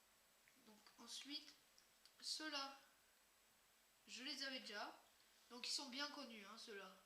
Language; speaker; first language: French; native; French